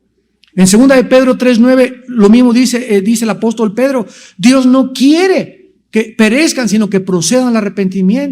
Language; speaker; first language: Spanish; native; Spanish